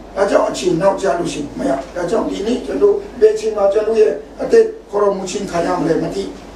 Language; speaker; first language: Burmese; non-native, local second language; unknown